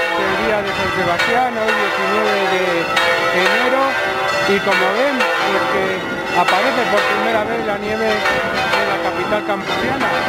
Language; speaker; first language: Spanish; native; Spanish